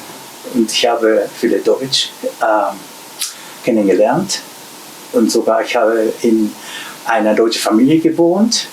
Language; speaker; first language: German; non-native, learner; Japanese